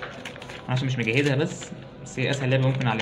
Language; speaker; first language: Arabic; native; Arabic